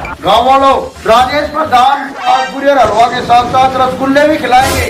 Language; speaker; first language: Hindi; native; Hindi